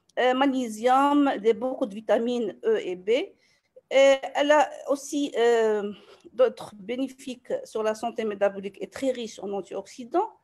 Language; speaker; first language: French; non-native, local second language; Arabic